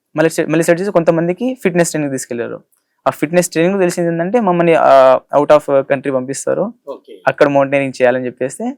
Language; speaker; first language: Telugu; non-native, local second language; Lambadi